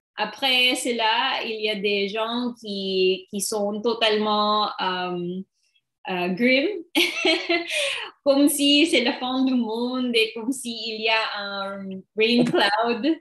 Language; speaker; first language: French; non-native, learner; English